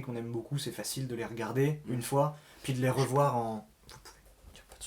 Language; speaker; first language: French; native; French